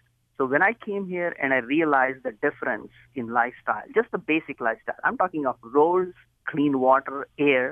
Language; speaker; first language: English; non-native, local second language; Hindi